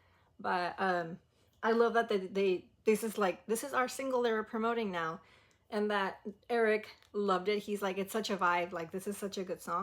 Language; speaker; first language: English; early bilingual, other home language; Spanish